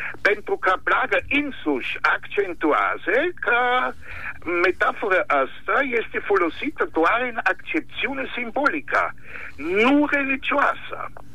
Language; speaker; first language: Romanian; non-native, fluent; German